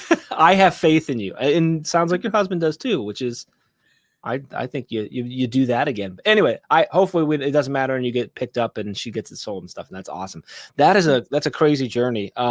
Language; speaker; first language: English; native; English